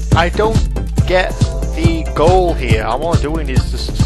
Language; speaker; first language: English; native; English